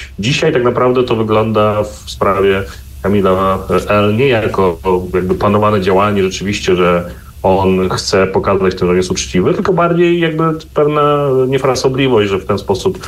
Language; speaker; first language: Polish; native; Polish